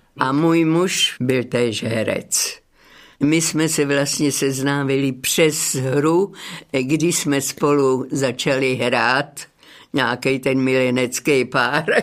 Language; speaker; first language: Czech; native; Czech